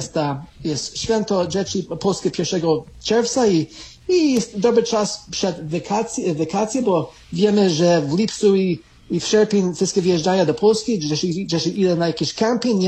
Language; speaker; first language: Polish; early bilingual, heritage; Polish